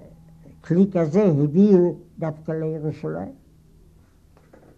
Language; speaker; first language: Hebrew; non-native, fluent; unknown